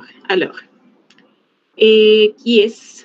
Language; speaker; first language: French; non-native, fluent; Spanish